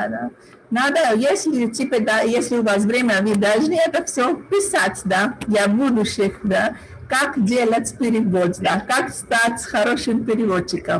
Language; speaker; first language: Russian; non-native, fluent; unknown